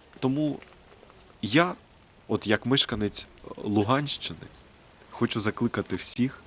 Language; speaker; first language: Ukrainian; non-native, local second language; Russian